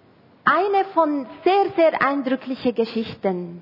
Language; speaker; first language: German; non-native, fluent; Arabic